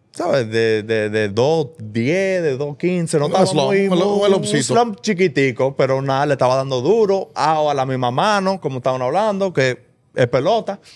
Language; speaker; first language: Spanish; early bilingual, heritage; Spanish